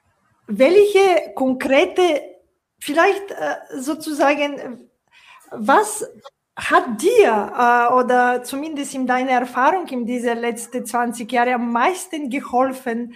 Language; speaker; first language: German; non-native, fluent; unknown